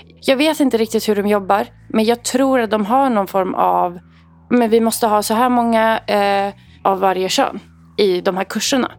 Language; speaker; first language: Swedish; early bilingual, other home language; Arabic